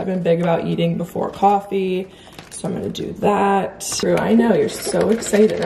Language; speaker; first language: English; native; English